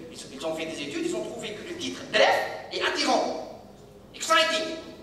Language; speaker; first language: French; non-native, local second language; Arabic